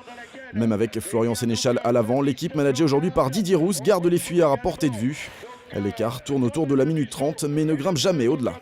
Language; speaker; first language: French; native; French